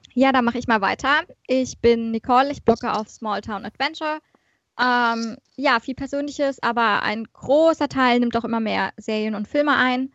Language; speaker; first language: German; native; German